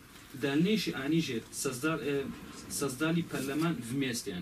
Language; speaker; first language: Russian; non-native, learner; Kurdish